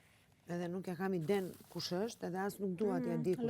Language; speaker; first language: Albanian; native; Albanian